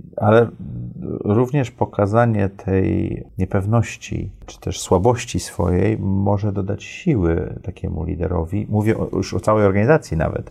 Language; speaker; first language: Polish; early bilingual, heritage; Polish